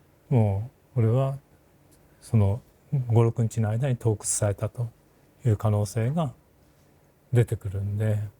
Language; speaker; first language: Japanese; native; Japanese